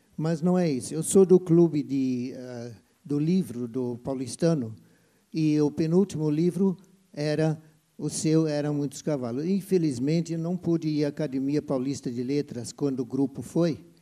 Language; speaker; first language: Portuguese; non-native, fluent; German